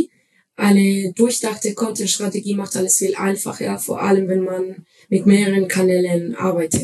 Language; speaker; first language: German; non-native, fluent; Spanish